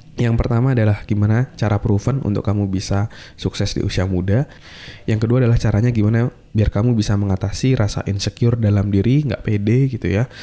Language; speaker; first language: Indonesian; native; Indonesian